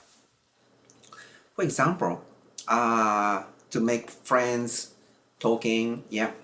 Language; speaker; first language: English; non-native, learner; Japanese